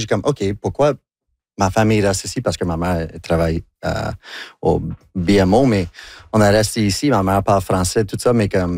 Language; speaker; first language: French; non-native, local second language; English